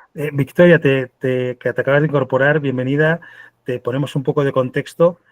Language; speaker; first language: Spanish; native; Spanish